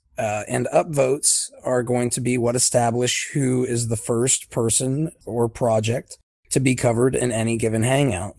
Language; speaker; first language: English; native; English